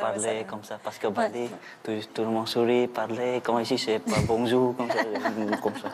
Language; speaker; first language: French; non-native, learner; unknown